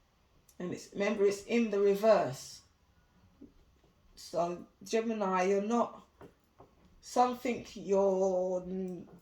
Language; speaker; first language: English; native; English